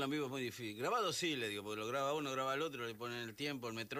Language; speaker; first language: Spanish; native; Spanish